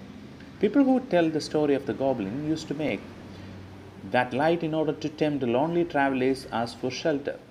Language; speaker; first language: English; non-native, local second language; Malayalam